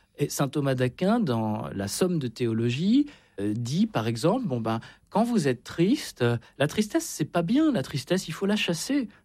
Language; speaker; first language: French; native; French